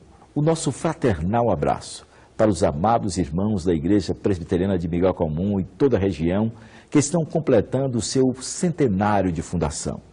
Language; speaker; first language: Portuguese; native; Portuguese